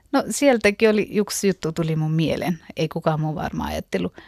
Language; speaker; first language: Finnish; non-native, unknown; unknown